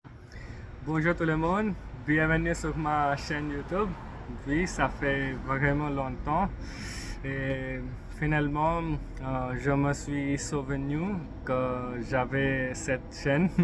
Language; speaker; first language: French; non-native, learner; English